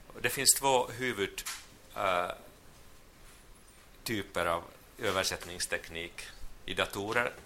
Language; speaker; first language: Swedish; non-native, local second language; Finnish